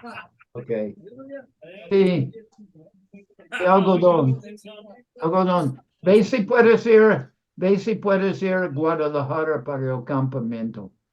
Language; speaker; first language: Spanish; non-native, fluent; English